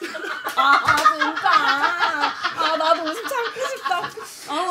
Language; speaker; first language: Korean; native; Korean